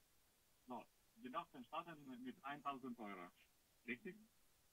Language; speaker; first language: German; non-native, learner; Russian